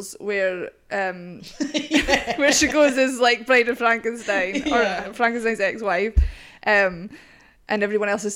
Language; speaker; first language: English; native; English